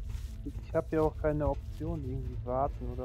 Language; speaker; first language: German; native; German